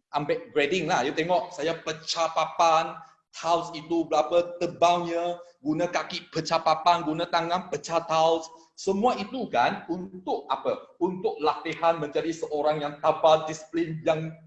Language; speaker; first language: Malay; non-native, local second language; Chinese